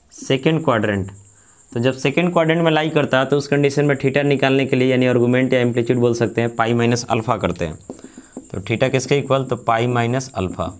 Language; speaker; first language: Hindi; native; Hindi